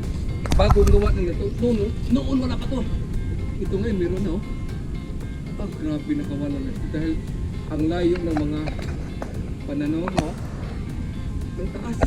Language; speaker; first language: Filipino; non-native, local second language; Cebuano